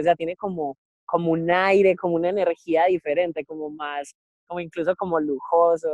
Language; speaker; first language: Spanish; native; Spanish